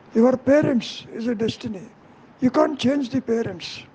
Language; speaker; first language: English; non-native, local second language; Telugu